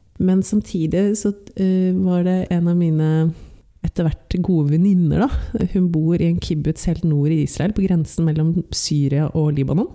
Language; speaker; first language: Norwegian; native; Norwegian